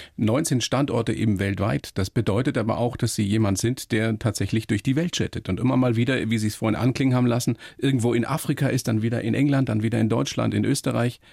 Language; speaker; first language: German; native; German